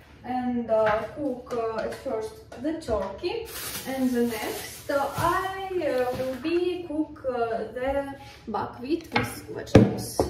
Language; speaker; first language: English; non-native, learner; Russian